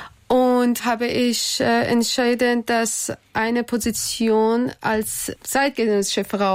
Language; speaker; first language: German; non-native, learner; Persian